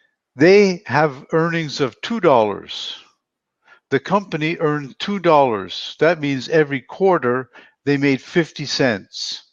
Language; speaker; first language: English; non-native, fluent; Spanish